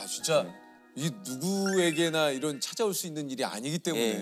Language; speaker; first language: Korean; native; Korean